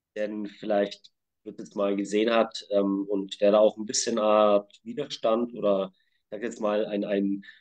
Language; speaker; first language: German; native; German